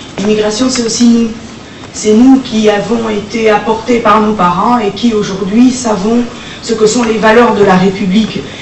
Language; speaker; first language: French; early bilingual, other home language; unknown